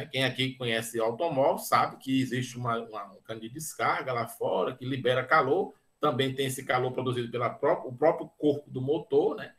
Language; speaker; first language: Portuguese; native; Portuguese